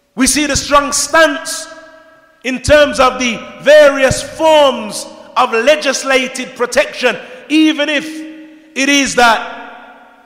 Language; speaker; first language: English; native; English